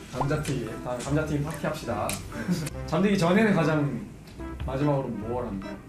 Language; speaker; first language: Korean; native; Korean